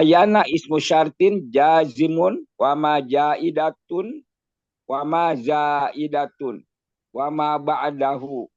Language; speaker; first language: Arabic; non-native, learner; Indonesian